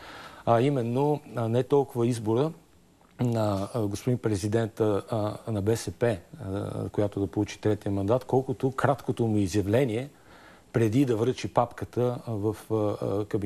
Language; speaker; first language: Bulgarian; native; Bulgarian